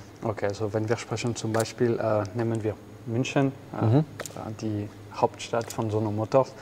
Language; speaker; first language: German; non-native, fluent; French